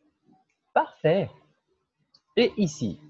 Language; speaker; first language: French; non-native, fluent; Portuguese